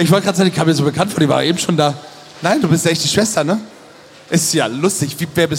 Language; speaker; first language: German; native; German